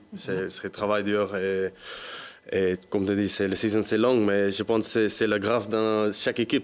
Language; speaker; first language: French; non-native, learner; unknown